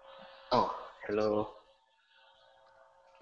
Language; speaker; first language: English; non-native, learner; Thai